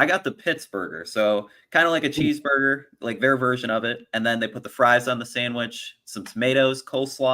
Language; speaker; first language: English; native; English